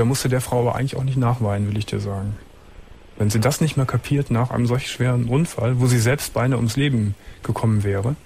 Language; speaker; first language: German; native; German